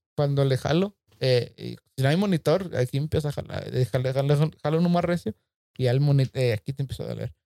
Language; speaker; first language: Spanish; early bilingual, heritage; Spanish